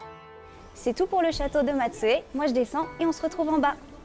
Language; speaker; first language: French; native; French